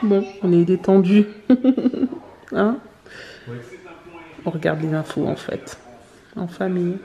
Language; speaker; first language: French; native; French